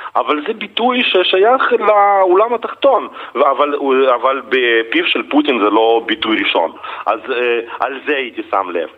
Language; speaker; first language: Hebrew; non-native, fluent; Russian